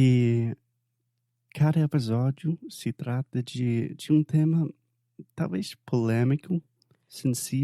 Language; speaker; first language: Portuguese; non-native, fluent; English